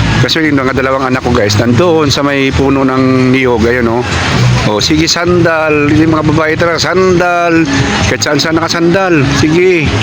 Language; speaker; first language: Filipino; non-native, local second language; Cebuano